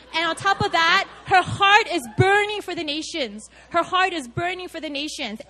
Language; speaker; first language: English; native; English